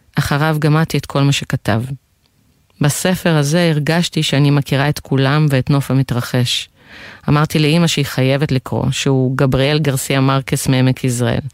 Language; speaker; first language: Hebrew; non-native, fluent; Russian